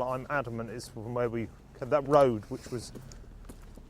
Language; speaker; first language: English; native; English